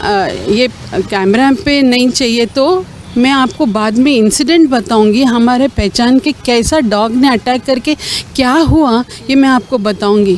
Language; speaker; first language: Hindi; non-native, local second language; Marathi